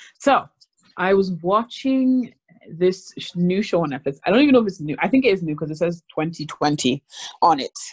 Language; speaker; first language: English; native; English